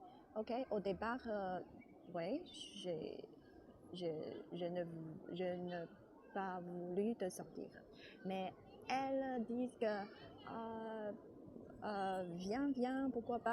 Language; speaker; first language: French; non-native, learner; Chinese